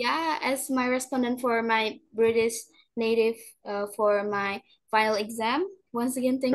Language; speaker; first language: English; non-native, learner; Indonesian